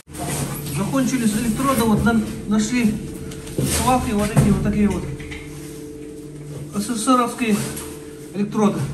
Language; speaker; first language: Russian; native; Russian